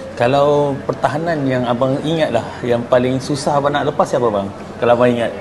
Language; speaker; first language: Malay; native; Malay